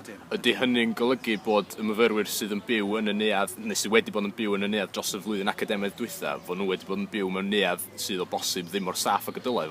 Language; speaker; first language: Welsh; native; Welsh